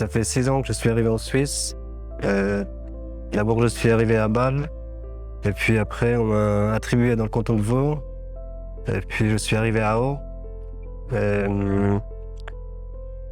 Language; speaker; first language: French; non-native, fluent; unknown